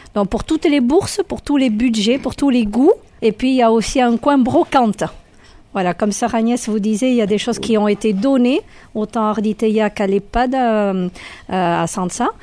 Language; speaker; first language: French; native; French